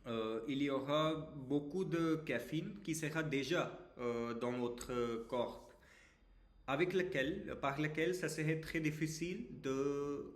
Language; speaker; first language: French; non-native, learner; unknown